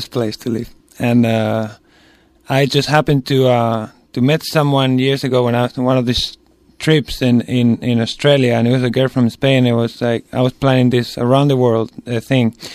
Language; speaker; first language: English; non-native, fluent; Spanish